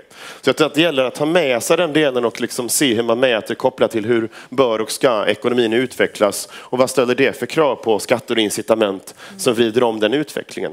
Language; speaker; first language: Swedish; native; Swedish